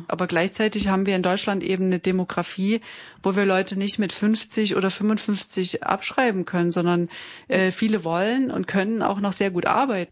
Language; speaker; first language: German; native; German